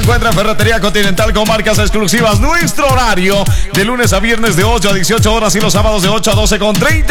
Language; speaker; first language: Spanish; native; Spanish